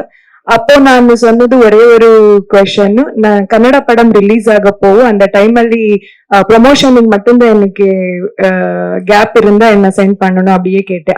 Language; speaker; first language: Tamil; non-native, learner; Kannada